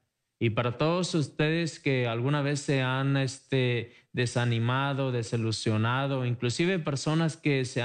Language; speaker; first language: Spanish; native; Spanish